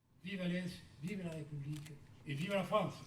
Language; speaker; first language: French; native; French